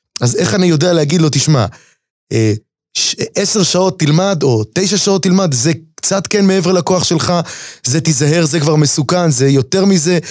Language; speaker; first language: Hebrew; native; Hebrew